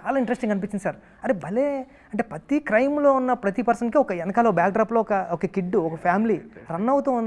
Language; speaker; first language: Telugu; native; Telugu